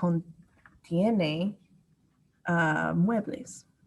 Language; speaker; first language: Spanish; non-native, learner; English